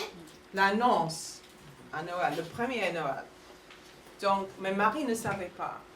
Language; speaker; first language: French; non-native, fluent; English